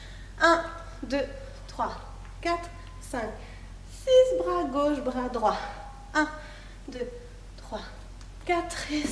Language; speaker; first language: French; native; French